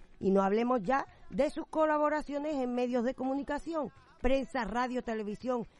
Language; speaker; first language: Spanish; native; Spanish